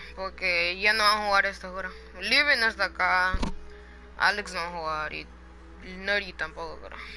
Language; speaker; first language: Spanish; early bilingual, heritage; Spanish